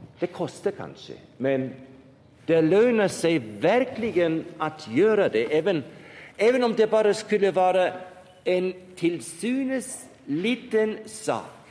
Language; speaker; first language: Swedish; non-native, fluent; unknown